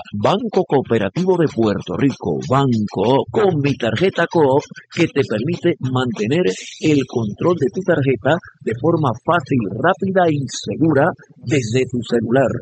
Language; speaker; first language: Spanish; native; Spanish